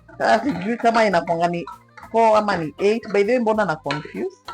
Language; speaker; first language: Swahili; non-native, local second language; Luyia